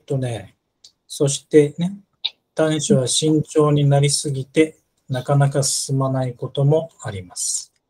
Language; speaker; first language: Japanese; native; Japanese